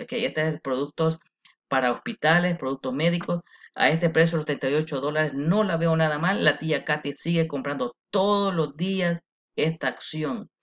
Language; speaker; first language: Spanish; early bilingual, heritage; Spanish